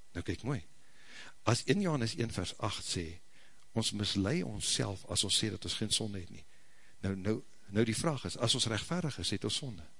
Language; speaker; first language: Afrikaans; native; Afrikaans